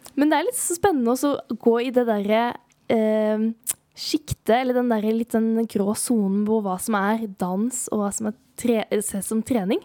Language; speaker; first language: Norwegian; native; Norwegian